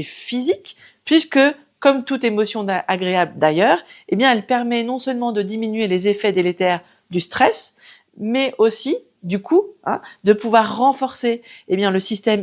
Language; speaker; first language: French; native; French